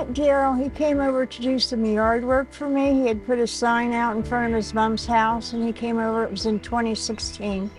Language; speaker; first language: English; native; English